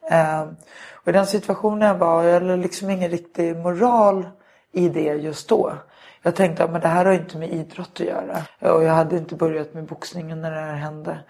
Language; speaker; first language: Swedish; native; Swedish